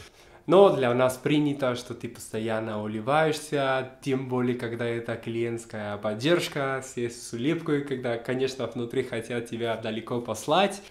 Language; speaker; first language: Russian; non-native, fluent; Spanish